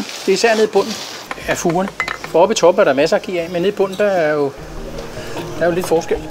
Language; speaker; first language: Danish; native; Danish